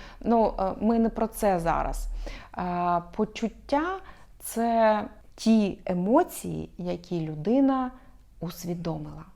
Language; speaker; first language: Ukrainian; non-native, local second language; Russian